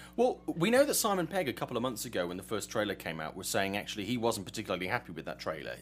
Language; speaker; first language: English; native; English